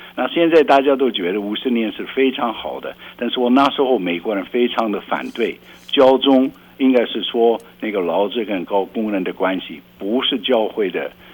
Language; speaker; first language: Chinese; non-native, fluent; Dutch